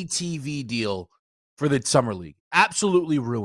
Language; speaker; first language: English; native; English